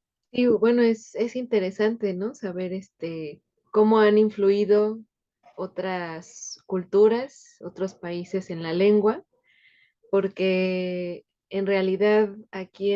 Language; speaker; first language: Spanish; native; Spanish